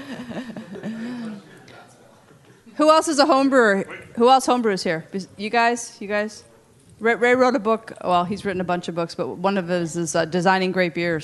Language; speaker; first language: English; native; English